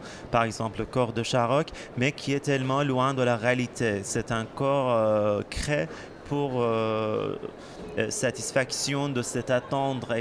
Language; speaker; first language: French; non-native, fluent; Persian